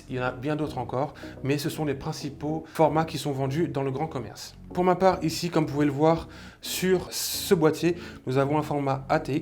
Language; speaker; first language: French; native; French